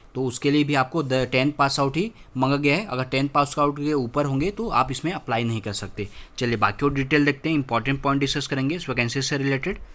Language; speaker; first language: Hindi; native; Hindi